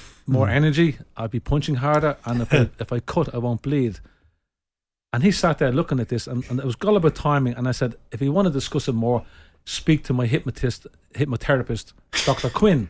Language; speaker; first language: English; native; English